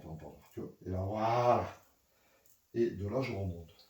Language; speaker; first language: French; native; French